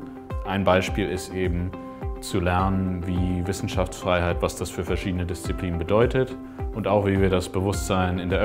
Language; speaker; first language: German; native; German